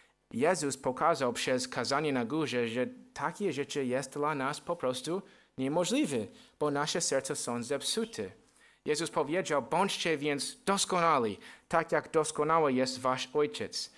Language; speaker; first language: Polish; non-native, fluent; English